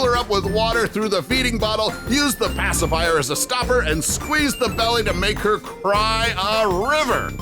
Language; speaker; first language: English; native; English